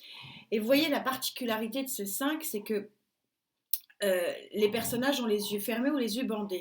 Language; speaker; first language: French; native; French